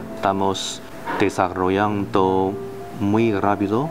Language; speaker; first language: Spanish; non-native, learner; Chinese